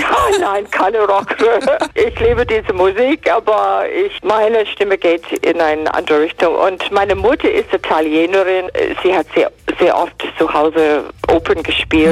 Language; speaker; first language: German; non-native, fluent; English